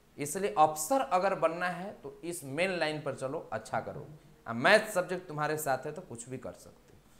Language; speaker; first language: Hindi; native; Hindi